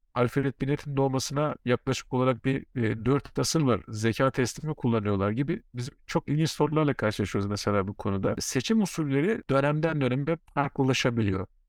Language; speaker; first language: Turkish; native; Turkish